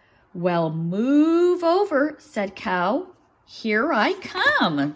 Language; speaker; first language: English; native; English